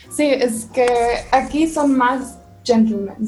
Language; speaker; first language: Spanish; non-native, learner; German